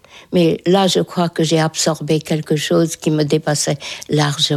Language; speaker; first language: French; non-native, fluent; Hungarian